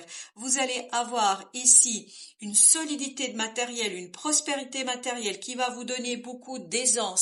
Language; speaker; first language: French; native; French